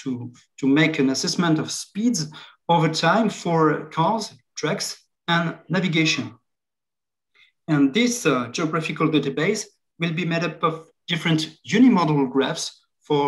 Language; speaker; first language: English; non-native, fluent; French